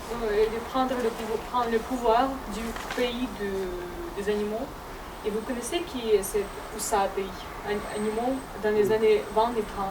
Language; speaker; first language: French; non-native, fluent; Russian